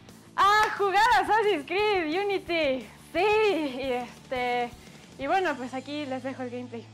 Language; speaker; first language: Spanish; native; Spanish